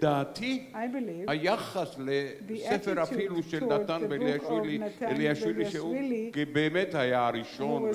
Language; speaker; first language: Hebrew; non-native, fluent; Georgian